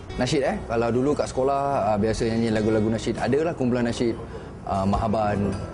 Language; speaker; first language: Malay; native; Malay